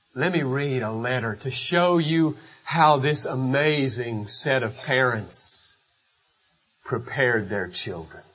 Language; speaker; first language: English; native; English